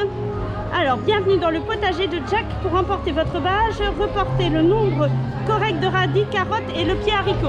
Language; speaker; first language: French; native; French